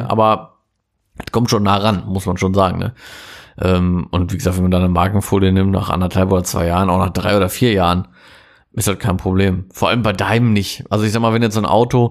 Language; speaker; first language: German; native; German